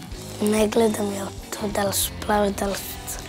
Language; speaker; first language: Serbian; non-native, local second language; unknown